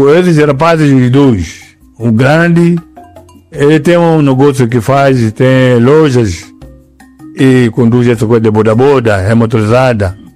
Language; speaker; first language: Portuguese; non-native, local second language; Yao